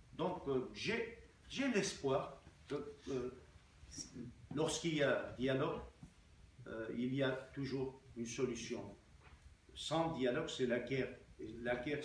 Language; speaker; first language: French; non-native, fluent; Armenian